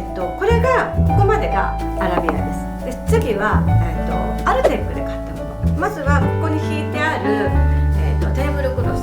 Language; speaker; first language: Japanese; native; Japanese